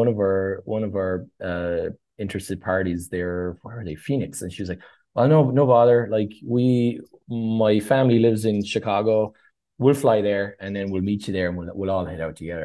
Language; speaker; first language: English; native; English